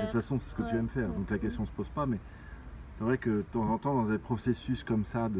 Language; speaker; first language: French; native; French